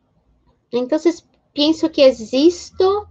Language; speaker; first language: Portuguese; non-native, fluent; Spanish